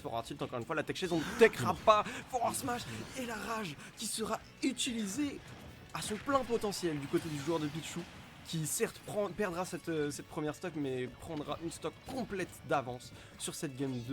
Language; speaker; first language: French; native; French